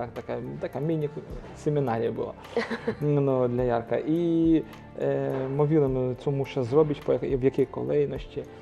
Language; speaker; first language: Polish; non-native, local second language; Ukrainian